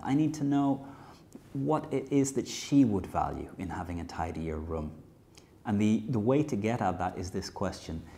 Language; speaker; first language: English; native; English